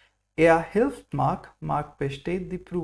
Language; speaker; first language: German; non-native, fluent; English